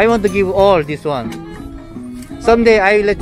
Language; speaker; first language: English; non-native, learner; Korean